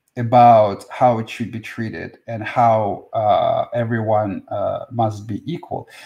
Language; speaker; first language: English; non-native, fluent; Russian